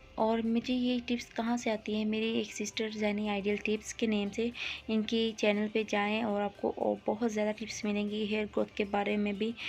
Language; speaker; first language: Hindi; non-native, local second language; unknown